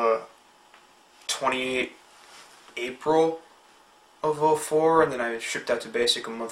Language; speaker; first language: English; native; English